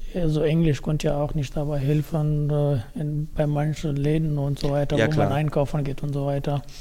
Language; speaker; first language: German; non-native, fluent; Persian